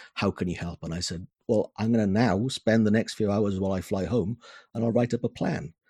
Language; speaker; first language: English; native; English